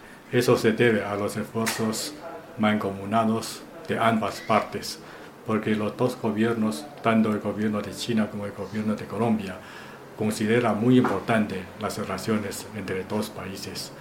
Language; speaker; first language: Spanish; non-native, fluent; Chinese